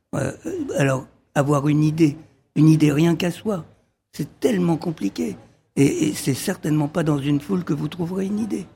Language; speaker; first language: French; early bilingual, other home language; Arabic